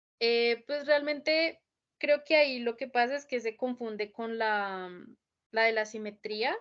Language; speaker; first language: Spanish; native; Spanish